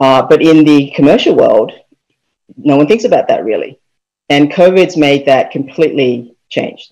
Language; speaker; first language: English; native; English